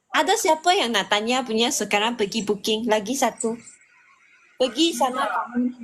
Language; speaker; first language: Malay; non-native, local second language; Chinese